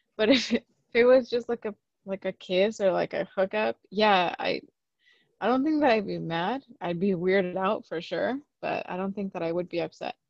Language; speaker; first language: English; early bilingual, other home language; Spanish